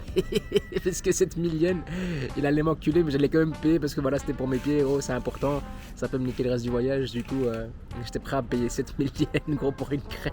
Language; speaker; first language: French; native; French